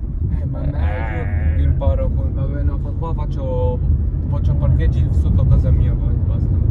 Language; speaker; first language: Italian; early bilingual, other home language; Filipino